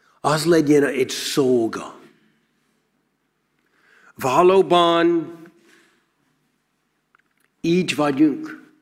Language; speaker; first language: Hungarian; non-native, learner; English